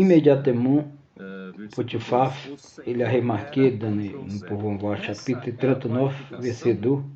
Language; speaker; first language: French; non-native, learner; Portuguese